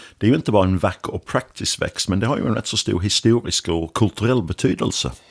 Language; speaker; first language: Swedish; non-native, fluent; English